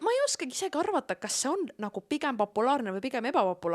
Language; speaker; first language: Estonian; native; Estonian